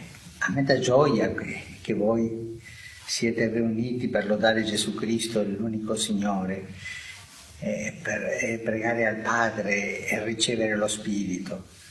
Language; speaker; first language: Italian; non-native, fluent; Spanish